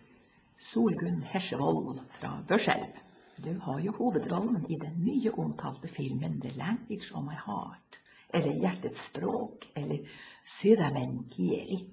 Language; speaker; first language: Norwegian; native; Norwegian